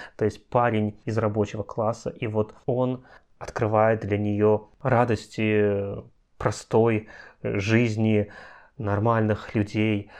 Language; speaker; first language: Russian; native; Russian